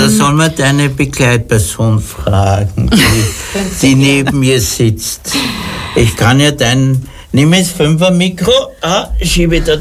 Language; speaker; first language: German; native; German